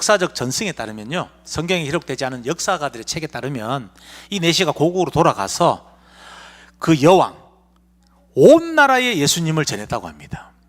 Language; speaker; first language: Korean; native; Korean